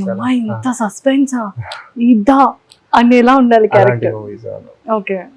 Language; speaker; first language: Telugu; native; Telugu